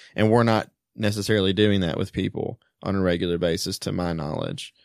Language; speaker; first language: English; early bilingual, other home language; German